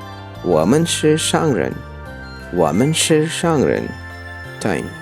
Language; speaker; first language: Chinese; non-native, fluent; Urdu